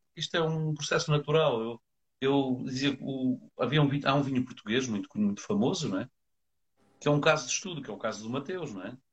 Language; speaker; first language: Portuguese; native; Portuguese